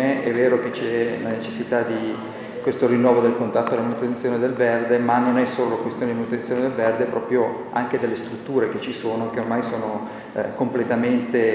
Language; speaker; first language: Italian; native; Italian